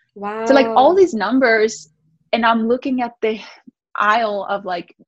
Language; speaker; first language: English; early bilingual, other home language; Spanish